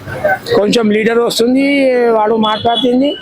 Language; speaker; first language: Telugu; non-native, local second language; Urdu